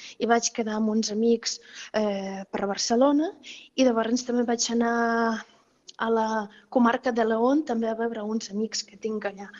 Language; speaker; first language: Catalan; non-native, fluent; Ukrainian